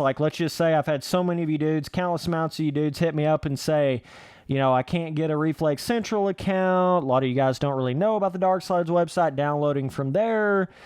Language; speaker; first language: English; native; English